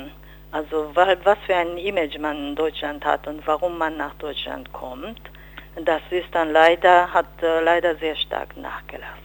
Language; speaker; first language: German; non-native, fluent; Japanese